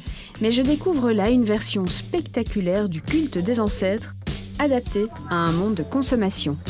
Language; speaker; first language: French; native; French